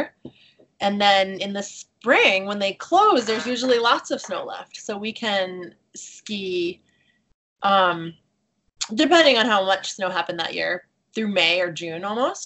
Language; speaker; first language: English; native; English